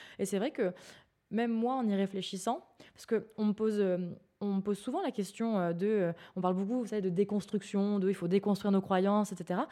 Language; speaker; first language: French; native; French